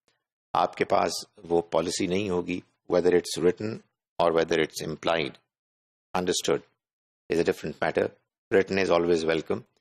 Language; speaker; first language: English; non-native, local second language; Urdu